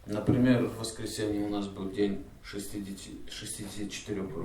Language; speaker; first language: Russian; native; Russian